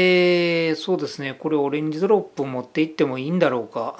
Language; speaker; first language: Japanese; native; Japanese